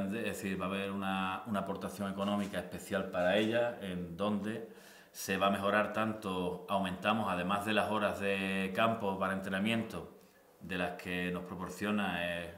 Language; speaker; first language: Spanish; native; Spanish